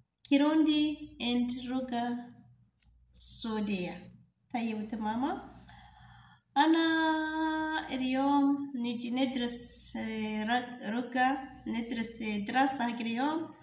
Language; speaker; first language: Arabic; non-native, learner; Rundi